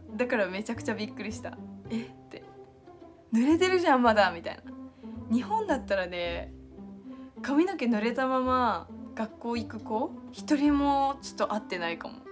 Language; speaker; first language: Japanese; native; Japanese